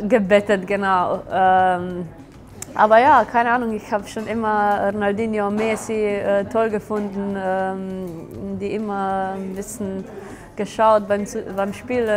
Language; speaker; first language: German; non-native, fluent; Slovenian